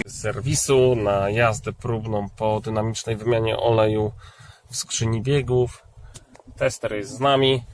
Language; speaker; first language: Polish; native; Polish